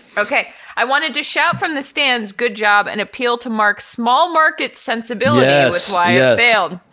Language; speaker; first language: English; native; English